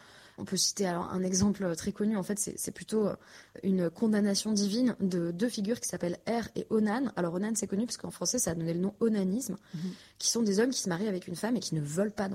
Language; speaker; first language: French; native; French